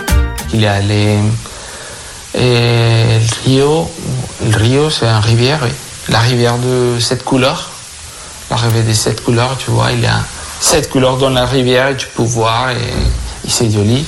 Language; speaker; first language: French; non-native, fluent; Spanish